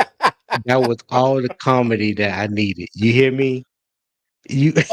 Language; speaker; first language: English; native; English